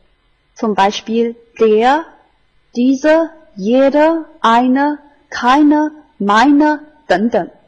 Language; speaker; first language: German; non-native, fluent; Chinese